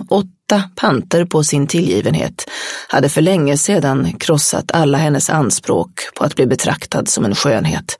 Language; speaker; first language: Swedish; native; Swedish